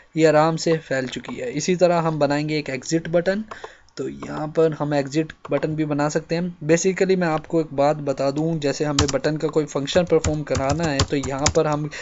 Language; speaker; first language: Hindi; native; Hindi